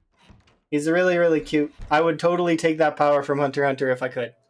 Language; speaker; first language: English; native; English